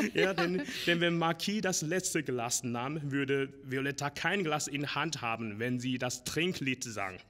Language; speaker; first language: German; non-native, learner; Chinese